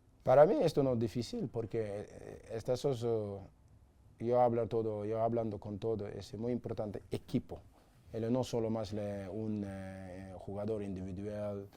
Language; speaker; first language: Spanish; non-native, learner; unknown